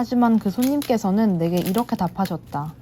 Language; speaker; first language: Korean; native; Korean